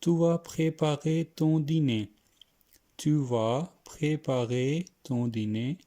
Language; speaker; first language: French; non-native, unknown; Hindi